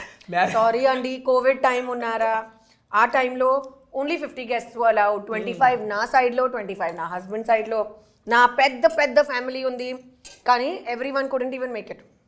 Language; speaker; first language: Telugu; non-native, local second language; Hindi